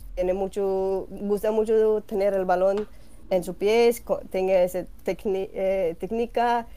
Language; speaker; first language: Spanish; non-native, learner; Swedish